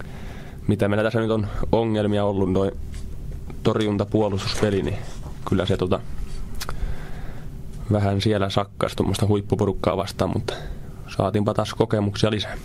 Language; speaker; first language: Finnish; native; Finnish